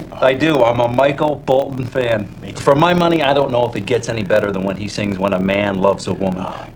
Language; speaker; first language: English; non-native, local second language; French